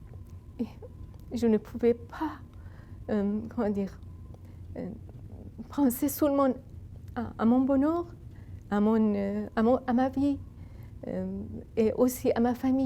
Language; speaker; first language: French; non-native, fluent; Persian